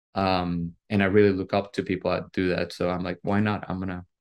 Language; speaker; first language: English; non-native, fluent; Spanish